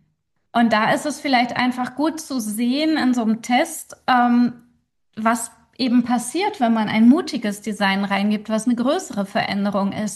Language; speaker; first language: German; native; German